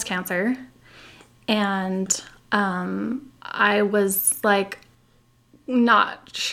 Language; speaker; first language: English; native; English